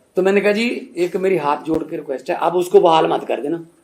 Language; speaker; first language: Hindi; non-native, local second language; Punjabi